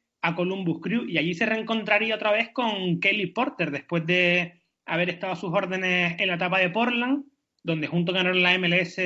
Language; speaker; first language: Spanish; native; Spanish